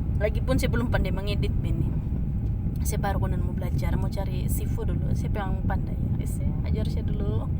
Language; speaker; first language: Malay; native; Malay